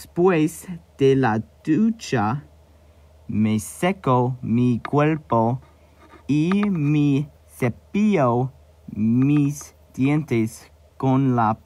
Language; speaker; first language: Spanish; non-native, learner; English